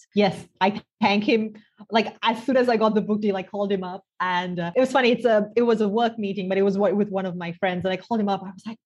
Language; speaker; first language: English; non-native, local second language; Sinhala